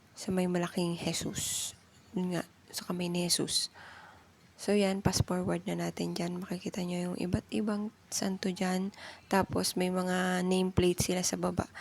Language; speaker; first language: Filipino; non-native, local second language; Bikol